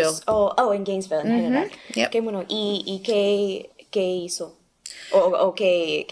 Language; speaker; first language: Spanish; non-native, learner; English